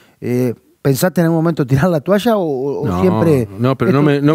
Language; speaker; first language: Spanish; native; Spanish